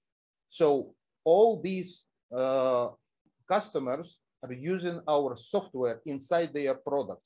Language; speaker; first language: English; non-native, fluent; Russian